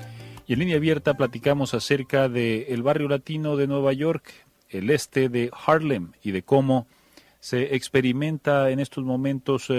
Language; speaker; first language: Spanish; native; Spanish